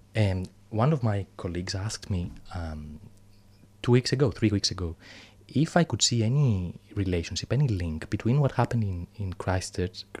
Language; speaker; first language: English; non-native, fluent; Greek